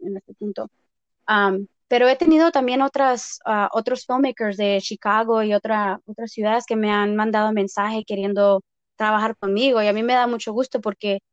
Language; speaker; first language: Spanish; early bilingual, heritage; Spanish